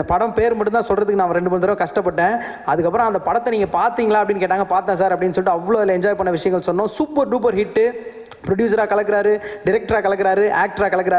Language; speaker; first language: Tamil; native; Tamil